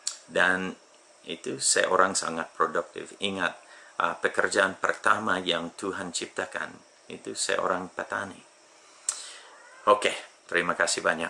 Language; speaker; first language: Indonesian; non-native, fluent; English